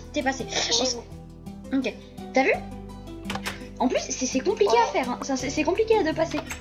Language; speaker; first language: French; native; French